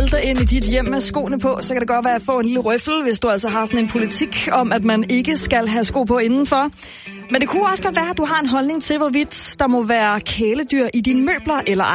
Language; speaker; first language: Danish; native; Danish